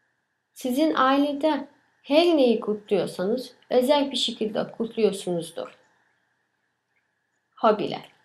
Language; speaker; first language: Turkish; early bilingual, other home language; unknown